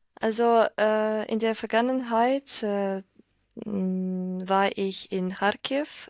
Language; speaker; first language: German; non-native, learner; Ukrainian